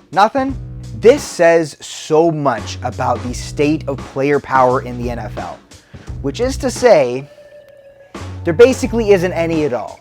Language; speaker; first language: English; native; English